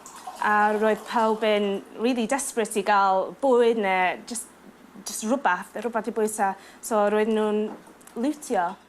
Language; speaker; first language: Welsh; non-native, local second language; English